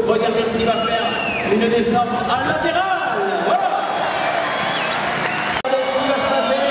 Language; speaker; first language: French; native; French